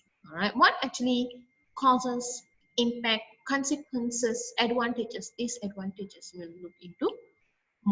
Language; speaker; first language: English; non-native, local second language; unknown